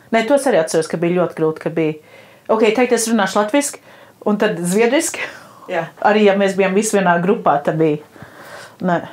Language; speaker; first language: Latvian; early bilingual, heritage; Latvian